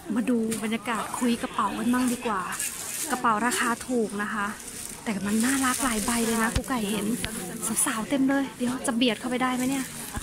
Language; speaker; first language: Thai; native; Thai